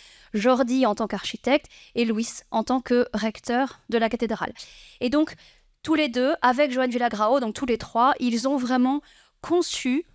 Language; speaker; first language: French; native; French